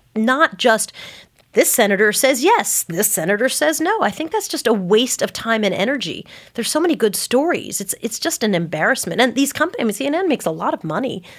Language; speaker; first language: English; native; English